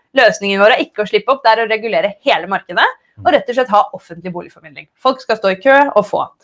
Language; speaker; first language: Norwegian; native; Norwegian